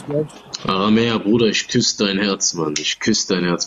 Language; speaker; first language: German; native; German